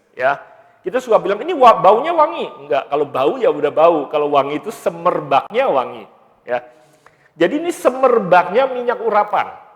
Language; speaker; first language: Indonesian; native; Indonesian